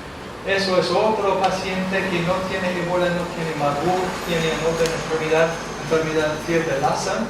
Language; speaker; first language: Spanish; non-native, fluent; English